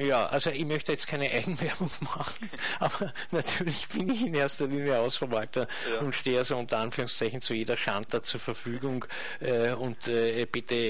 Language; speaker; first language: German; native; German